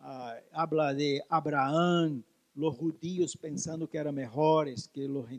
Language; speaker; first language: Spanish; non-native, learner; Portuguese